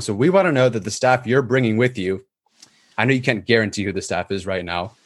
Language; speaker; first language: English; native; English